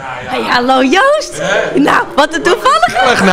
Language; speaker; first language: Dutch; native; Dutch